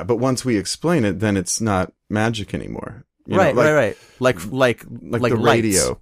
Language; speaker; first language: English; native; English